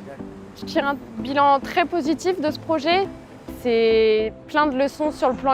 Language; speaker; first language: French; native; French